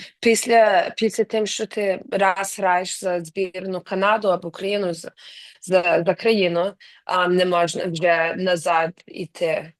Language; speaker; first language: Ukrainian; early bilingual, heritage; English